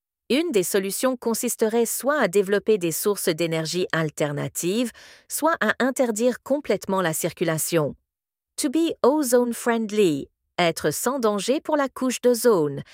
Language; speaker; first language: French; native; French